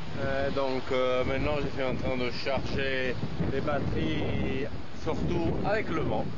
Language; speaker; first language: French; non-native, fluent; Italian